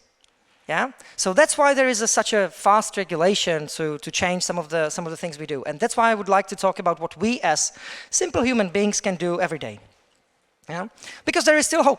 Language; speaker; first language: English; non-native, fluent; Czech